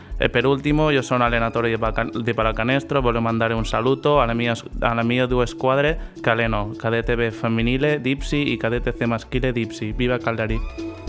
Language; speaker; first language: Italian; non-native, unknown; Catalan